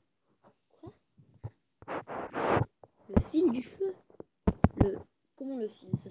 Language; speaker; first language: French; native; French